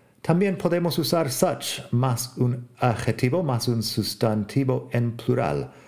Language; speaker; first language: Spanish; non-native, fluent; English